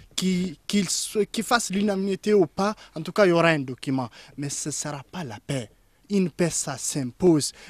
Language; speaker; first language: French; non-native, local second language; Tamasheq